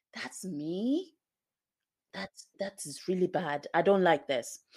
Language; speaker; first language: English; non-native, local second language; Swahili